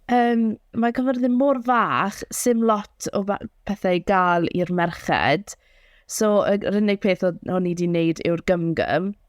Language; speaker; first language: Welsh; native; Welsh